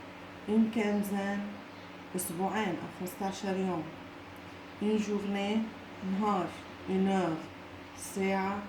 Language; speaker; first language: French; non-native, local second language; Arabic